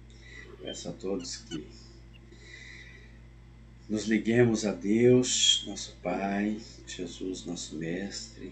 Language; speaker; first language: Portuguese; native; Portuguese